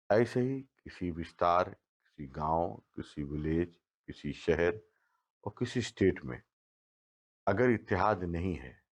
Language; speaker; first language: Urdu; native; Urdu